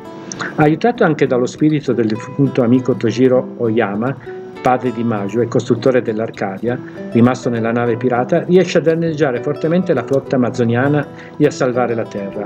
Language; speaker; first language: Italian; native; Italian